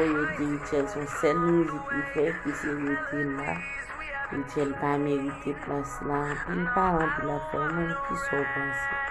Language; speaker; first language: French; non-native, local second language; Haitian Creole